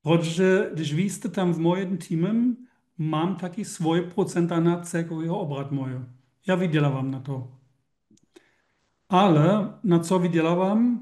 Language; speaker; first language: Czech; non-native, learner; German